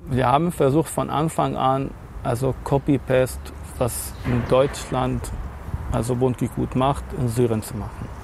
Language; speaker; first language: German; non-native, fluent; Arabic